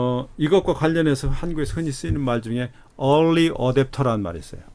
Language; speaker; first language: Korean; native; Korean